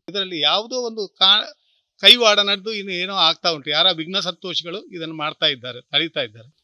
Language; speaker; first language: Kannada; non-native, local second language; Tulu